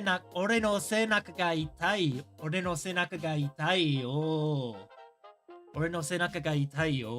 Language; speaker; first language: Japanese; non-native, learner; English